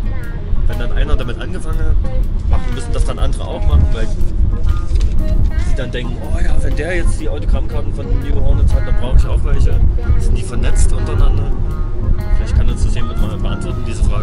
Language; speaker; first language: German; native; German